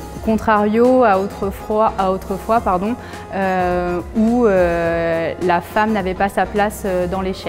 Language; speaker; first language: French; native; French